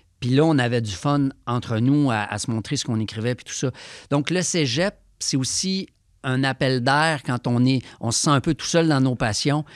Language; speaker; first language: French; native; French